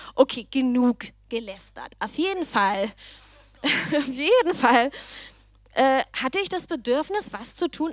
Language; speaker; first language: German; non-native, fluent; Danish